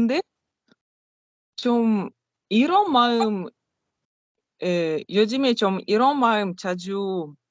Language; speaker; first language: Korean; non-native, learner; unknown